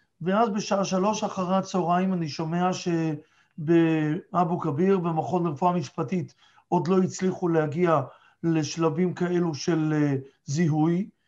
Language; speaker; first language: Hebrew; native; Hebrew